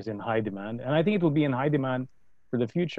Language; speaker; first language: English; non-native, local second language; Filipino